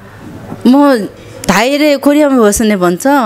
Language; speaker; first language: Nepali; non-native, learner; Korean